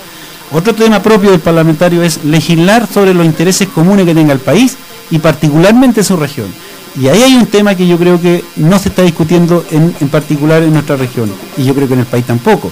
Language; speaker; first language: Spanish; native; Spanish